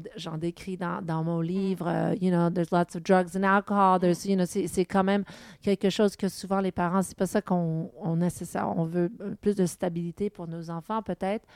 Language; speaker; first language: French; non-native, local second language; English